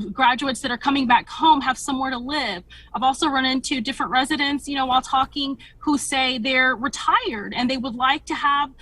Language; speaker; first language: English; early bilingual, other home language; Spanish